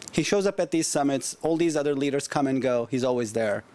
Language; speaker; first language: English; non-native, fluent; Turkish